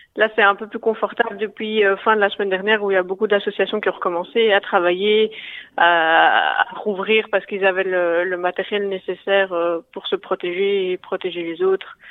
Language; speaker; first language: French; native; French